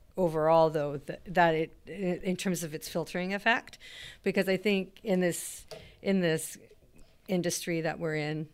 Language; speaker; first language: English; native; English